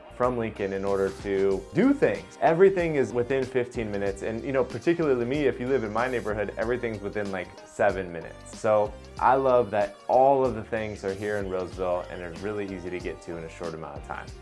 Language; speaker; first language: English; native; English